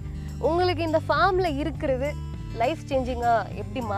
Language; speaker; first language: Tamil; native; Tamil